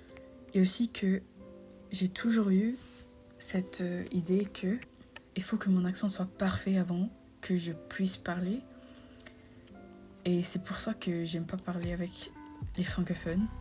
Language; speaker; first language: French; non-native, fluent; English